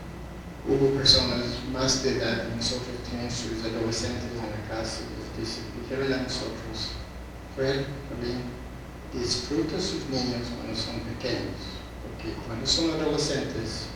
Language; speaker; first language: Spanish; non-native, fluent; English